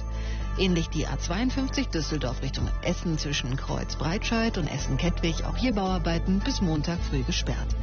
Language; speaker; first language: German; native; German